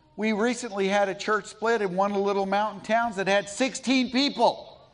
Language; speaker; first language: English; native; English